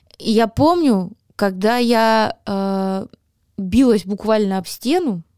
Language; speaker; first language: Russian; native; Russian